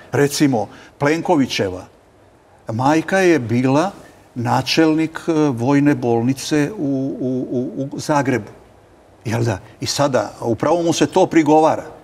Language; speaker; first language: Croatian; native; Croatian